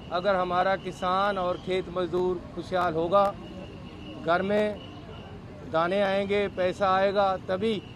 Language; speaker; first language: Hindi; non-native, local second language; Punjabi